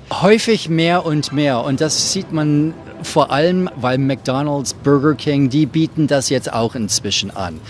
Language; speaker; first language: German; non-native, fluent; English